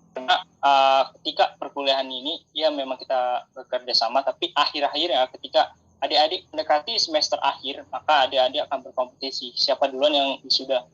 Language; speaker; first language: Indonesian; native; Indonesian